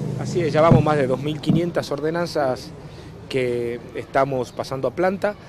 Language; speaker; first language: Spanish; native; Spanish